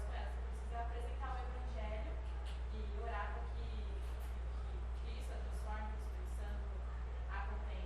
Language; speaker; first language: Portuguese; native; Portuguese